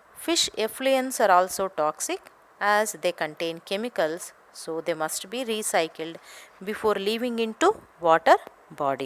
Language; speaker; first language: English; non-native, local second language; Telugu